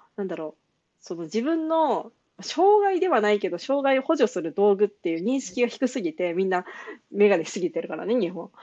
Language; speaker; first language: Japanese; native; Japanese